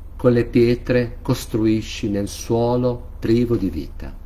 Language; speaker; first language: Italian; native; Italian